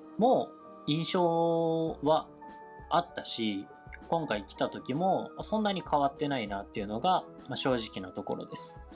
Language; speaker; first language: Japanese; native; Japanese